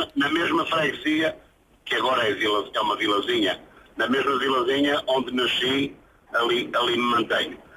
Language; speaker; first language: Portuguese; native; Portuguese